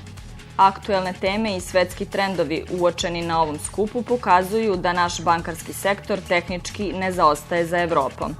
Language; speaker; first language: Serbian; native; Serbian